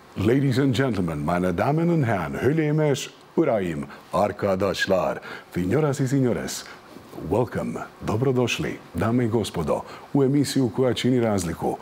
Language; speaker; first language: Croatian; native; Croatian